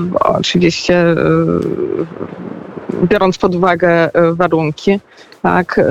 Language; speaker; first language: Polish; non-native, fluent; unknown